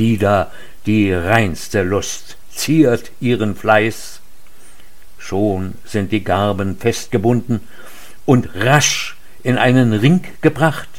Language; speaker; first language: German; native; German